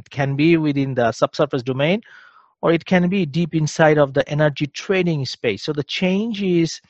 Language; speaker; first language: English; non-native, local second language; Bangla